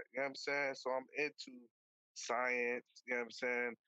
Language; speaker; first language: English; native; English